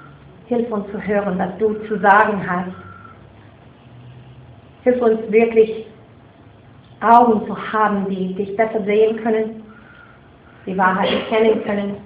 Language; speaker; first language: German; non-native, fluent; English